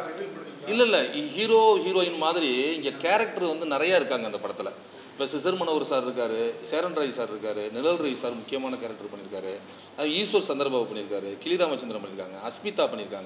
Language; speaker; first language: Tamil; native; Tamil